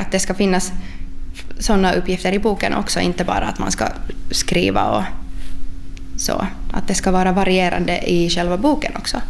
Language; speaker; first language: Swedish; non-native, local second language; Finnish